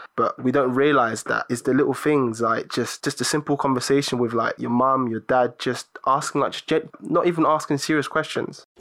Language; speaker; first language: English; early bilingual, other home language; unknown